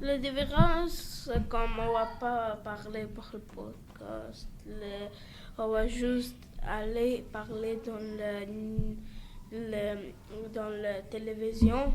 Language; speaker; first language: French; non-native, learner; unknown